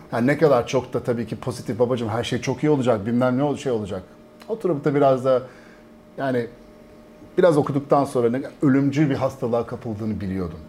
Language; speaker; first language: Turkish; early bilingual, heritage; Turkish